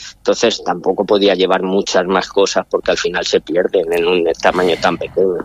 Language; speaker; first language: Spanish; native; Spanish